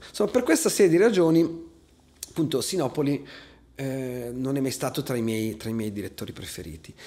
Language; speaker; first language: Italian; native; Italian